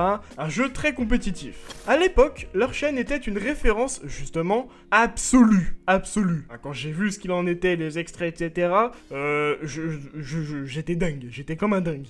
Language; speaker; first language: French; native; French